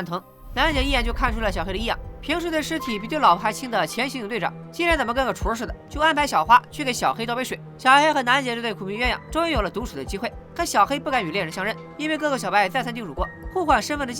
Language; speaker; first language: Chinese; native; Chinese